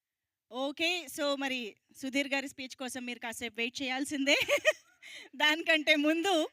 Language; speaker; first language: Telugu; native; Telugu